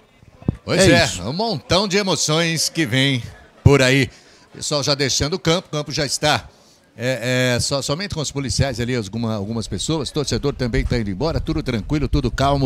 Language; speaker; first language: Portuguese; native; Portuguese